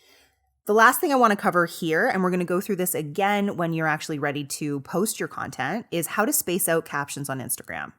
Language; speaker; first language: English; native; English